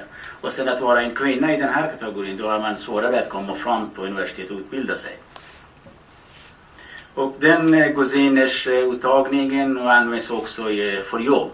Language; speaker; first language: Swedish; non-native, fluent; Baluchi